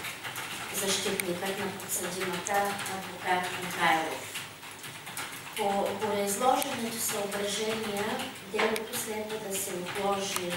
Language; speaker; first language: Bulgarian; native; Bulgarian